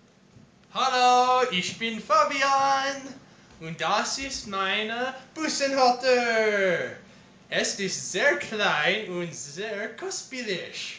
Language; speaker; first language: German; non-native, learner; English